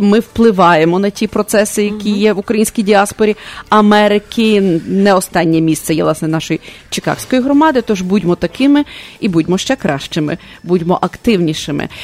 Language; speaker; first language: Ukrainian; native; Ukrainian